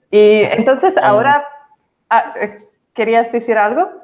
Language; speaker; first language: Spanish; non-native, fluent; English